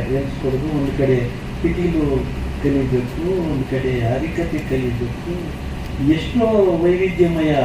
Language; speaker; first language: Kannada; non-native, local second language; Telugu